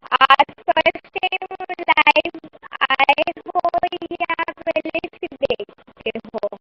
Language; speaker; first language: Urdu; native; Urdu